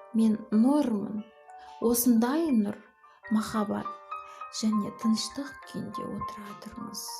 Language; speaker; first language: Kazakh; native; Kazakh